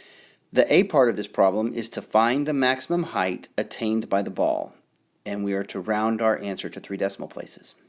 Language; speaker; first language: English; native; English